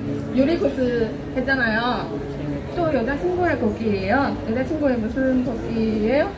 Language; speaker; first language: Korean; non-native, fluent; Chinese